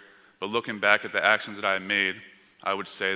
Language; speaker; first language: English; native; English